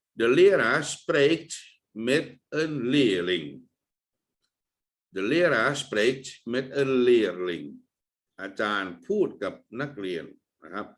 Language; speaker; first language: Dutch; non-native, fluent; Thai